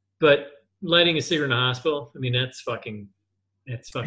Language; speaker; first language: English; native; English